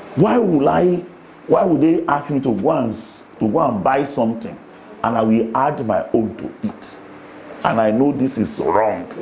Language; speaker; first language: English; non-native, local second language; Yoruba